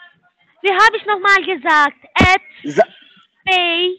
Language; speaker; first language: German; non-native, learner; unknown